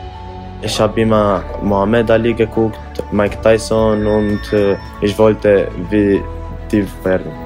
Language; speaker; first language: German; non-native, learner; Albanian